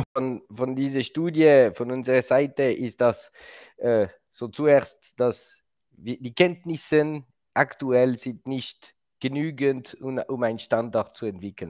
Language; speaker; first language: German; non-native, local second language; French